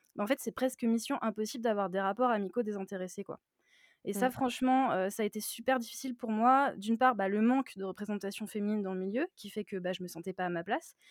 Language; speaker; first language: French; native; French